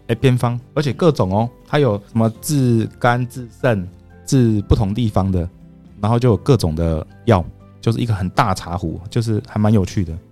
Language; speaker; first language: Chinese; native; Chinese